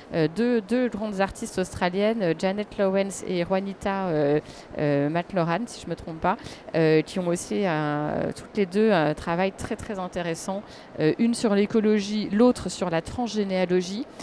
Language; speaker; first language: French; native; French